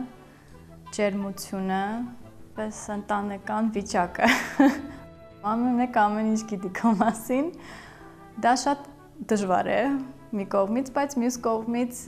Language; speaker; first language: Armenian; early bilingual, heritage; Armenian